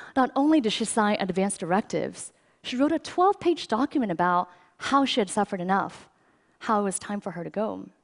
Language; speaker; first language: English; early bilingual, other home language; Chinese